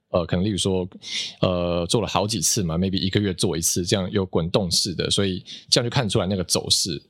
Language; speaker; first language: Chinese; native; Chinese